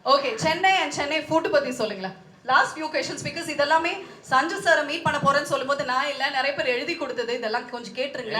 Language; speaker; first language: Tamil; native; Tamil